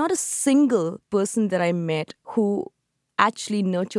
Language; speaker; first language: English; non-native, local second language; Urdu